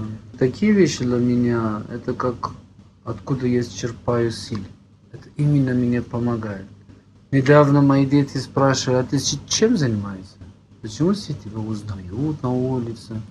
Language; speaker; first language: Russian; non-native, fluent; Persian